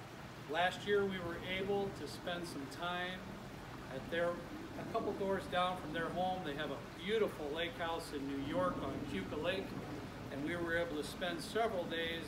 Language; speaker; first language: English; native; English